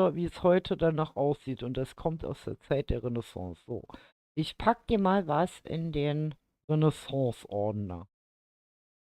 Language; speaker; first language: German; native; German